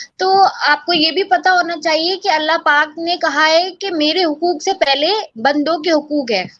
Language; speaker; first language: Urdu; native; Urdu